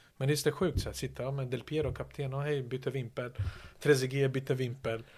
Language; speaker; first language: Swedish; early bilingual, other home language; Serbian